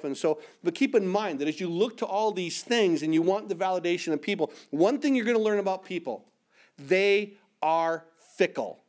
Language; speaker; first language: English; native; English